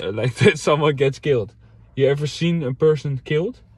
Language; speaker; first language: English; non-native, fluent; Dutch